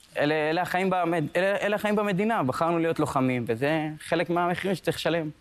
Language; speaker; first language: Hebrew; early bilingual, other home language; Spanish